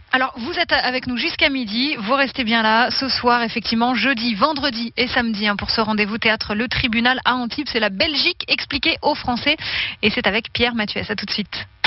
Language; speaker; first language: French; native; French